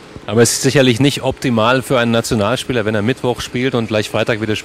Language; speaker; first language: German; native; German